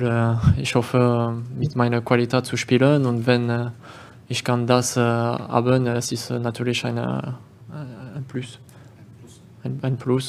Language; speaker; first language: German; non-native, learner; French